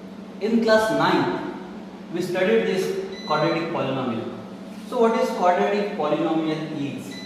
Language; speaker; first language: English; non-native, local second language; Marathi